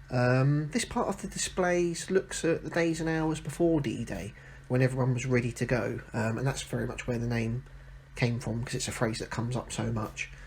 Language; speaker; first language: English; native; English